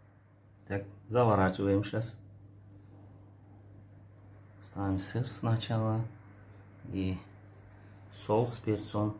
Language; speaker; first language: Russian; non-native, fluent; Uzbek